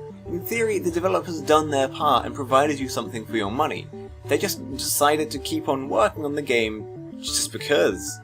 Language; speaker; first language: English; native; English